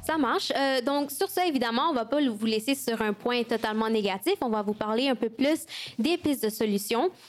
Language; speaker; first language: French; early bilingual, other home language; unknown